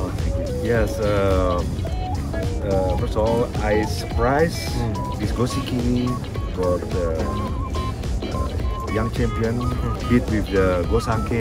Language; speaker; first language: English; non-native, learner; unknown